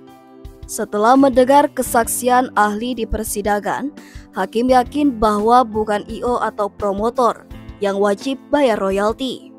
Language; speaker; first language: Indonesian; native; Indonesian